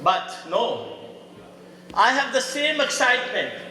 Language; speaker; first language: English; non-native, local second language; Punjabi